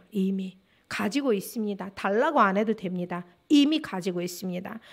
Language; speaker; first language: Korean; non-native, fluent; Russian